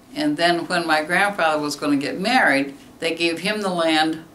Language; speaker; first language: English; native; English